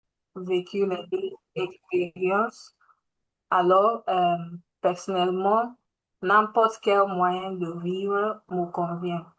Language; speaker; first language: French; non-native, learner; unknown